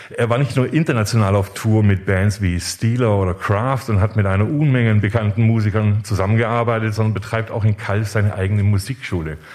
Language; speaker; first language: German; native; German